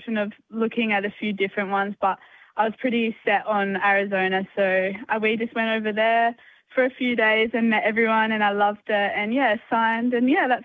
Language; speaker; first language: English; native; English